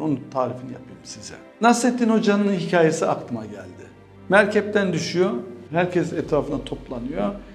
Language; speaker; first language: Turkish; early bilingual, heritage; Turkish